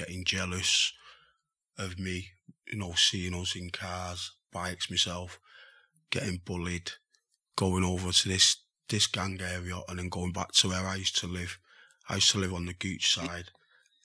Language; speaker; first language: English; native; English